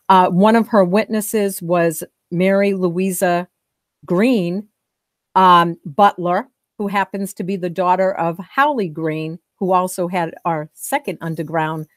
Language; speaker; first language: English; native; English